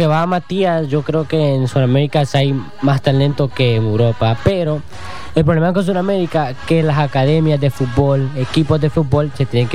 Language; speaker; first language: Spanish; native; Spanish